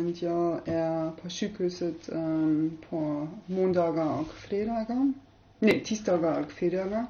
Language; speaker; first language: Swedish; non-native, learner; German